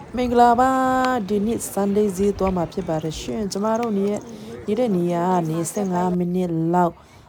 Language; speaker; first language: Burmese; non-native, local second language; Tedim Chin